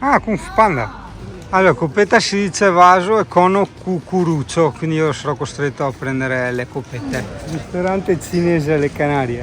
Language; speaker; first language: Italian; native; Italian